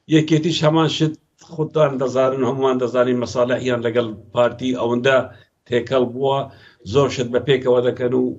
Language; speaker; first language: Central Kurdish; non-native, local second language; Kurdish